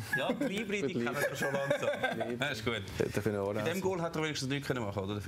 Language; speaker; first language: German; native; German